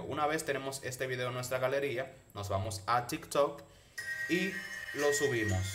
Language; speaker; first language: Spanish; native; Spanish